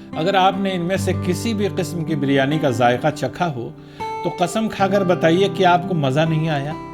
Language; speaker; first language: Urdu; native; Urdu